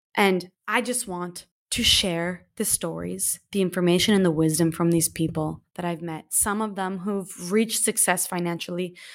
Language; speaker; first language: English; native; English